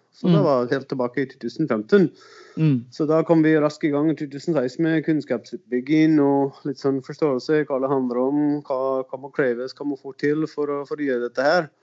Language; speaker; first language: Norwegian; non-native, fluent; English